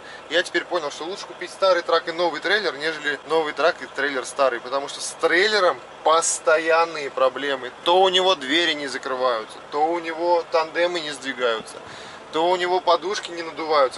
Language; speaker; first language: Russian; native; Russian